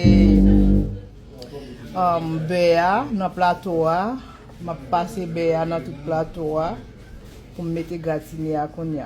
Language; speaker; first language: French; non-native, local second language; Haitian Creole